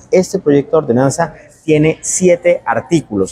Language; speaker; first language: Spanish; native; Spanish